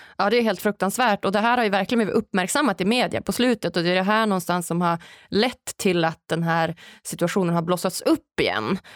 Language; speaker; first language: Swedish; native; Swedish